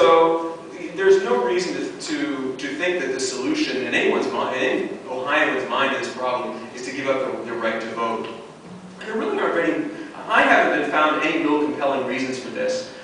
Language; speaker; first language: English; native; English